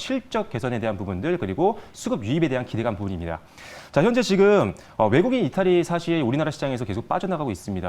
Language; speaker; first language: Korean; native; Korean